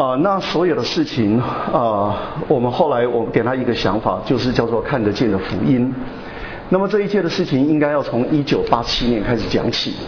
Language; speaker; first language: Chinese; native; Chinese